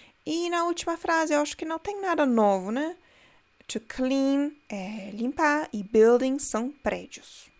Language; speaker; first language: Portuguese; non-native, fluent; German